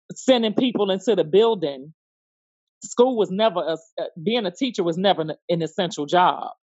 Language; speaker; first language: English; native; English